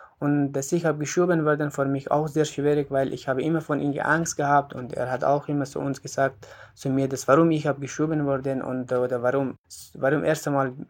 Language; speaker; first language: German; non-native, learner; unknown